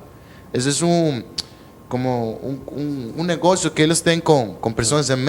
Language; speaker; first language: Portuguese; non-native, learner; Spanish